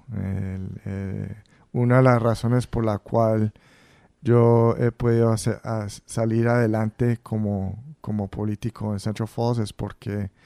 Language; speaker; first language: Spanish; early bilingual, heritage; Spanish